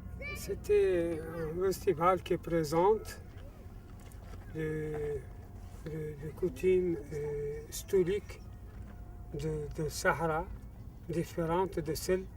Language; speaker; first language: French; non-native, learner; Arabic